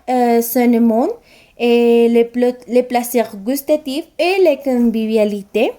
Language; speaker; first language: French; non-native, learner; Spanish